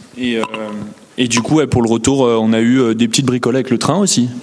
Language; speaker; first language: French; native; French